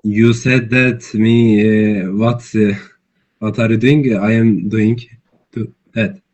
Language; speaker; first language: English; non-native, learner; Turkish